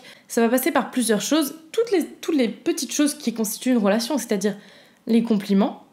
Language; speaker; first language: French; native; French